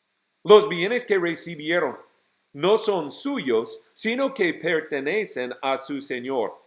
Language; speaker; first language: Spanish; non-native, fluent; English